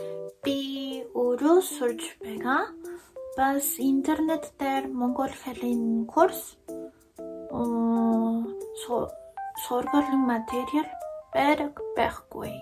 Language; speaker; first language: Mongolian; non-native, learner; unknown